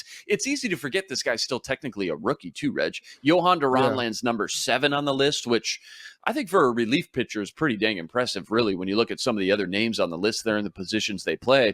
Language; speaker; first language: English; native; English